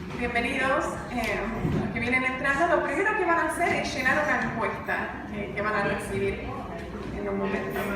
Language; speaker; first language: Spanish; non-native, fluent; English